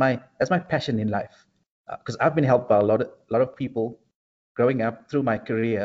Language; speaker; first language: English; native; English